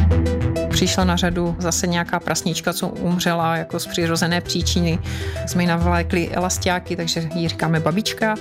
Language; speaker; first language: Czech; native; Czech